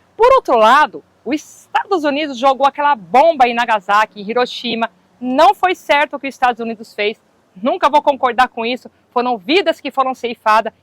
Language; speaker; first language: Portuguese; native; Portuguese